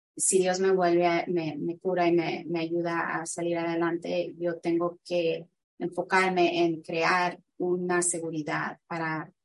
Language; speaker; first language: Spanish; early bilingual, heritage; Spanish